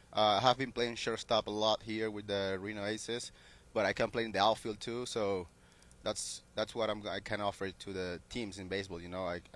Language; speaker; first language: English; non-native, learner; Spanish